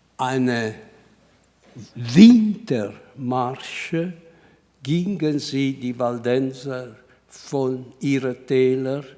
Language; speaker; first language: German; non-native, fluent; Italian